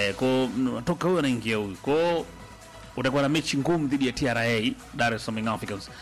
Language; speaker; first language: Swahili; native; Swahili